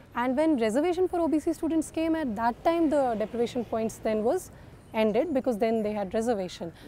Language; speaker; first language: English; non-native, local second language; Kashmiri